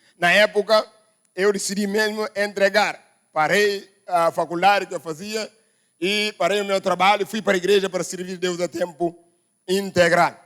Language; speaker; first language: Portuguese; non-native, local second language; Upper Guinea Crioulo